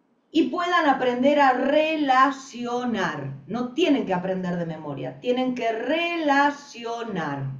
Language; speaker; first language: Spanish; native; Spanish